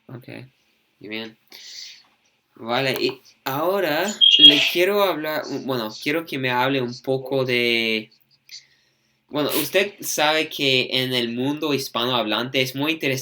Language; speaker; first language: Spanish; non-native, fluent; English